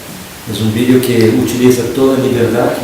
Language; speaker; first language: Spanish; non-native, fluent; Portuguese